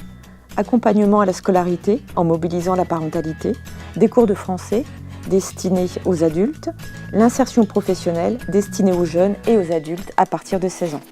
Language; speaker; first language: French; native; French